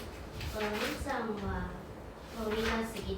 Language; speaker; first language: Japanese; non-native, learner; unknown